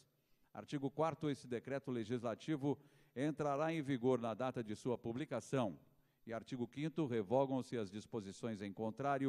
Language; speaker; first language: Portuguese; native; Portuguese